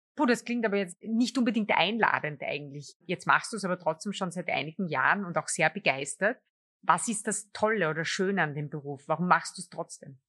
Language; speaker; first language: German; native; German